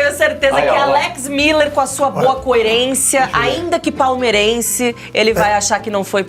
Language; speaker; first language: Portuguese; native; Portuguese